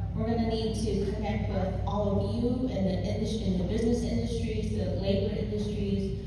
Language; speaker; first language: English; native; English